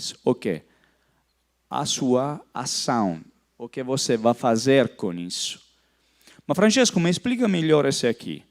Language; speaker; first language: Portuguese; non-native, fluent; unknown